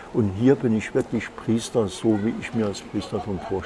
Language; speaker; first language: German; native; German